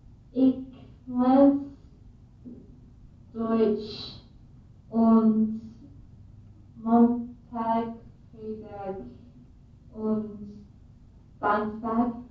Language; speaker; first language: German; non-native, learner; English